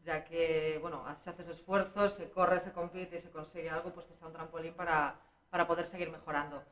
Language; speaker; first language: Spanish; native; Spanish